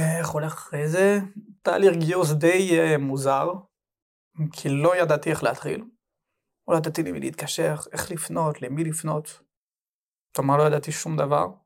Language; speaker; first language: Hebrew; non-native, fluent; French